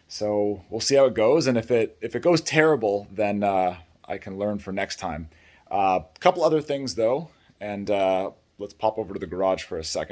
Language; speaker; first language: English; native; English